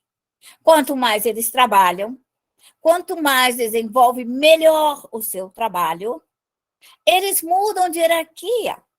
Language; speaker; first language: Portuguese; native; Portuguese